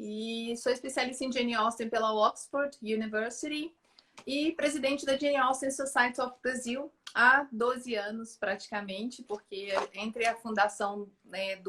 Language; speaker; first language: Portuguese; native; Portuguese